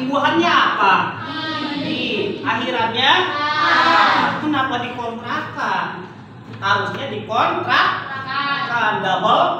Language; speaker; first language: Indonesian; native; Indonesian